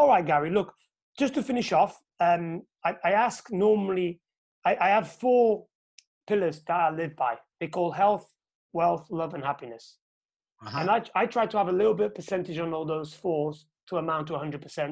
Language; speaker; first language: English; non-native, fluent; Portuguese